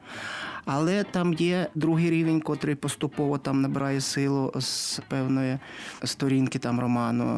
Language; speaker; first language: Ukrainian; non-native, local second language; Russian